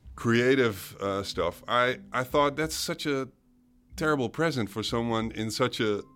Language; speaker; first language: English; non-native, fluent; Dutch